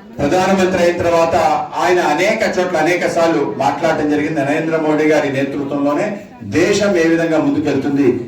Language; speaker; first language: Telugu; native; Telugu